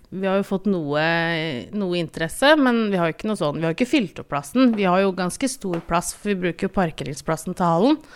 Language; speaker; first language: Norwegian; native; Norwegian